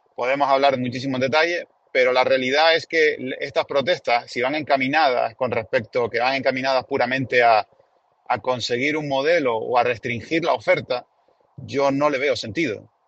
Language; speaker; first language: Spanish; native; Spanish